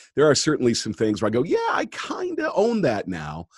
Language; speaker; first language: English; native; English